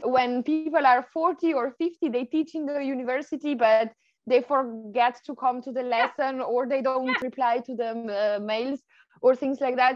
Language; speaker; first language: English; non-native, fluent; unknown